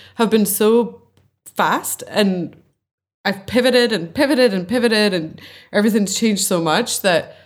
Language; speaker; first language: English; native; English